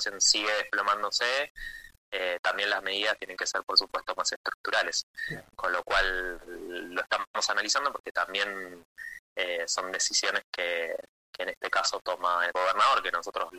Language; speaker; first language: Spanish; native; Spanish